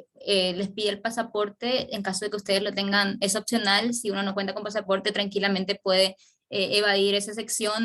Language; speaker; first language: Spanish; native; Spanish